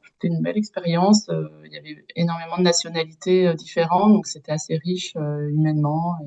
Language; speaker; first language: French; native; French